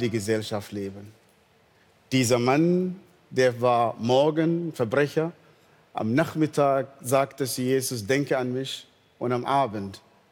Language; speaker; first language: German; non-native, fluent; Arabic